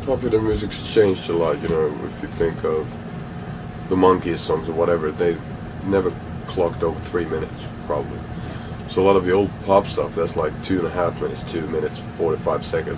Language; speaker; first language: English; non-native, fluent; Finnish